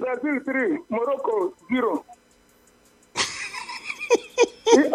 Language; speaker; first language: English; non-native, local second language; Igbo